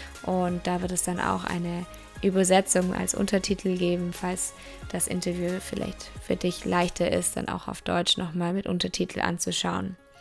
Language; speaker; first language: German; native; German